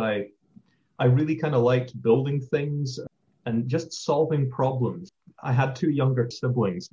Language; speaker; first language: English; native; English